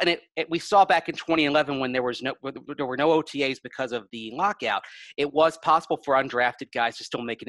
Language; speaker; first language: English; native; English